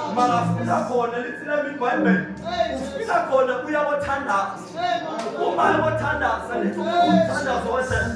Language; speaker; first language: Zulu; non-native, local second language; Swati